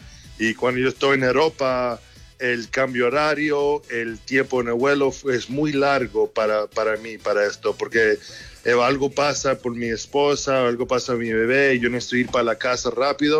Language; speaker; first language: Spanish; early bilingual, heritage; English